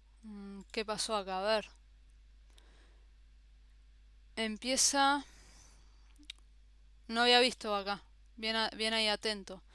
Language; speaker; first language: Spanish; native; Spanish